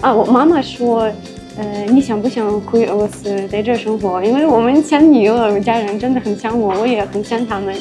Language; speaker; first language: Chinese; non-native, fluent; Russian